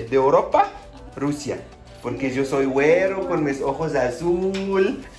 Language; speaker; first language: Spanish; non-native, fluent; Arabic